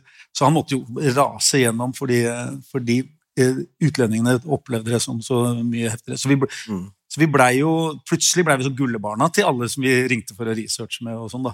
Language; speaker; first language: Norwegian; native; Norwegian